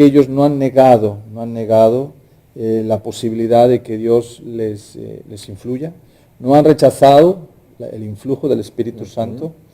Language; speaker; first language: Spanish; native; Spanish